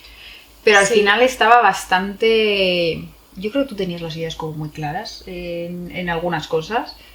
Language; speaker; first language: Spanish; native; Spanish